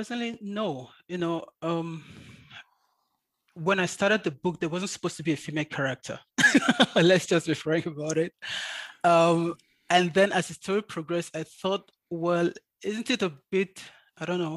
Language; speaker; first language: English; native; English